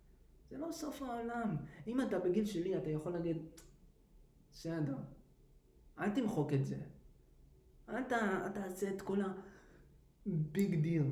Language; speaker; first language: Hebrew; early bilingual, heritage; English